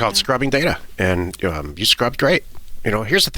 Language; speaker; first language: English; native; English